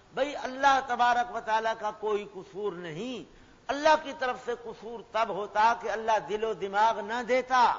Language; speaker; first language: Urdu; non-native, local second language; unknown